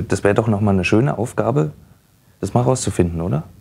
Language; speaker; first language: German; native; German